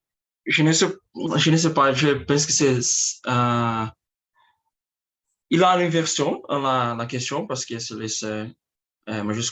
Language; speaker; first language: French; non-native, learner; Portuguese